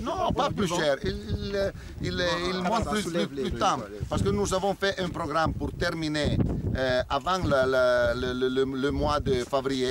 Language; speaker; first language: French; non-native, learner; Italian